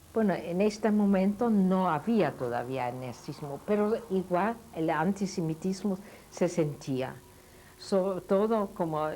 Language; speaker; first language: Spanish; non-native, fluent; Yiddish